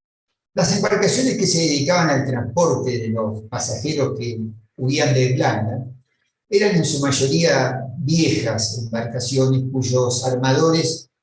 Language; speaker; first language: Spanish; native; Spanish